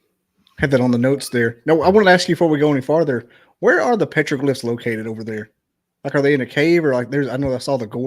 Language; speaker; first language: English; native; English